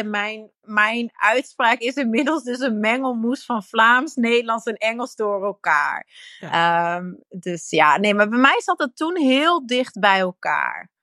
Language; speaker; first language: Dutch; native; Dutch